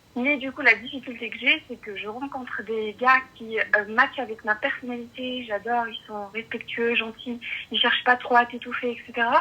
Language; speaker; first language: French; non-native, local second language; Arabic